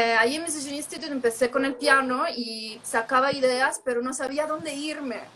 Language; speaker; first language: Spanish; non-native, fluent; Italian